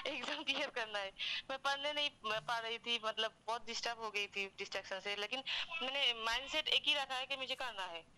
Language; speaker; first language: Hindi; non-native, local second language; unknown